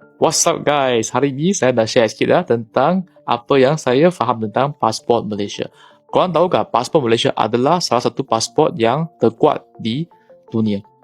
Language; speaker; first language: Malay; native; Malay